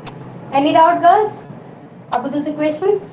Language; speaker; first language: English; non-native, local second language; Hindi